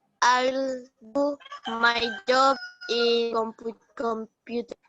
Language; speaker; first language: English; non-native, learner; Indonesian